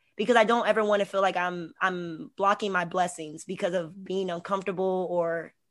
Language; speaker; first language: English; native; English